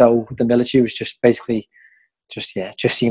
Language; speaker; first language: English; native; English